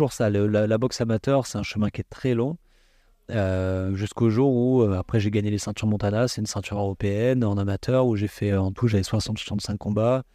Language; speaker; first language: French; native; French